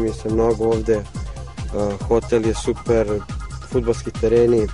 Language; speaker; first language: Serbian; early bilingual, heritage; Serbian